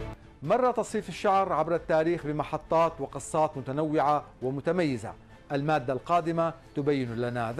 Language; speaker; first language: Arabic; native; Arabic